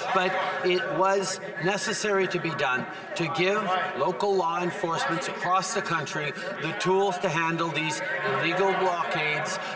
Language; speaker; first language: English; early bilingual, other home language; French